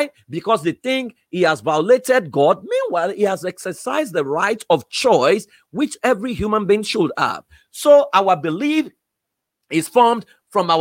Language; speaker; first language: English; non-native, local second language; Yoruba